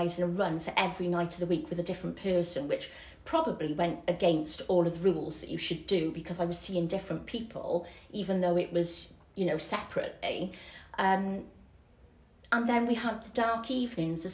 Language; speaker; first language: English; native; English